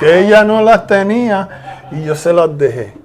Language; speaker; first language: Spanish; early bilingual, heritage; Spanish